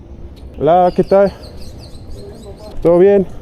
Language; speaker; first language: Spanish; non-native, learner; German